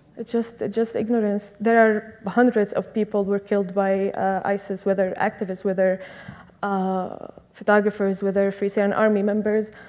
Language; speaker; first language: English; non-native, fluent; Arabic